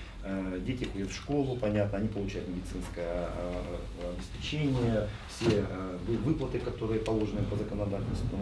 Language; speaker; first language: Russian; native; Russian